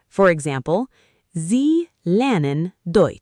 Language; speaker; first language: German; non-native, fluent; Arabic